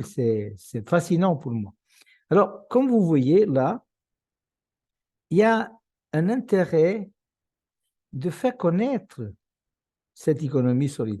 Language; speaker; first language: French; non-native, fluent; Portuguese